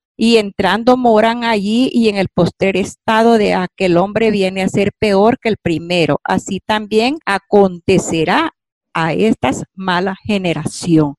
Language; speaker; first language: Spanish; native; Spanish